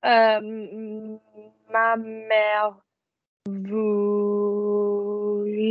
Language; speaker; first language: French; non-native, learner; English